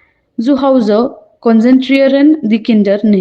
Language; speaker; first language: German; non-native, fluent; Hindi